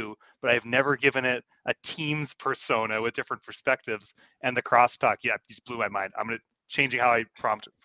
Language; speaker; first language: English; native; English